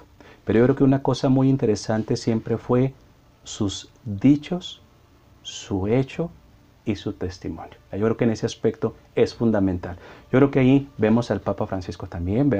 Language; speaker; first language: Spanish; native; Spanish